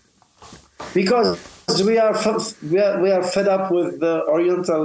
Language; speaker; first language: English; non-native, fluent; Arabic